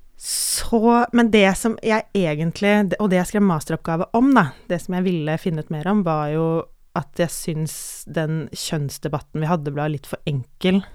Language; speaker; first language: Norwegian; native; Norwegian